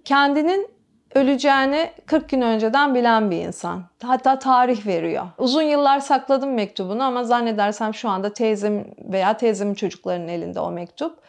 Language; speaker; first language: Turkish; native; Turkish